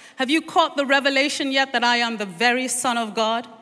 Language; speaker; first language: English; native; English